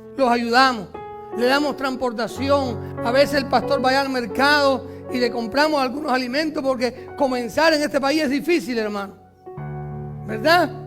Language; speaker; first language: Spanish; native; Spanish